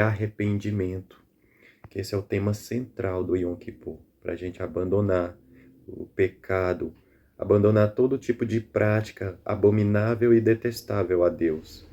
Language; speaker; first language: Portuguese; native; Portuguese